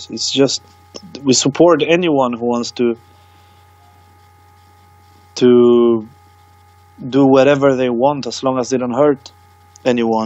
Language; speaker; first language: English; non-native, fluent; Swedish